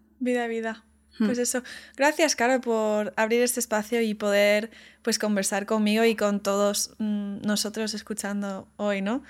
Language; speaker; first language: Spanish; non-native, fluent; English